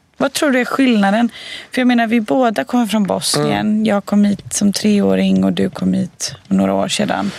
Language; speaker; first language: Swedish; early bilingual, other home language; Bosnian